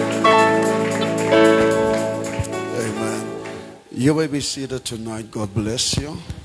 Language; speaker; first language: English; non-native, local second language; Afrikaans